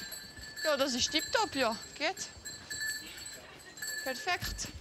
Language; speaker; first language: German; non-native, local second language; French